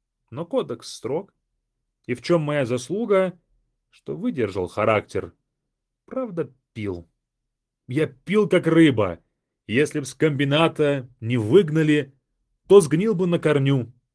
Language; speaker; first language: Russian; native; Russian